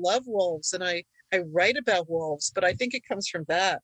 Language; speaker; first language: English; early bilingual, other home language; Hungarian